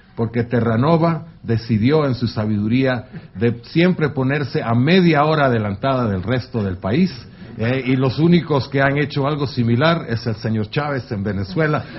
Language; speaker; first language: Spanish; non-native, fluent; French